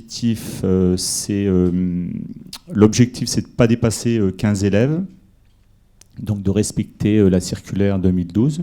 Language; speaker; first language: French; native; French